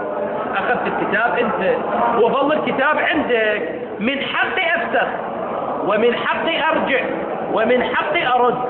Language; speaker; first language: Arabic; native; Arabic